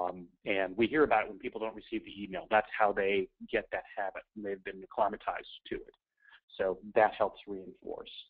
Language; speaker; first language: English; native; English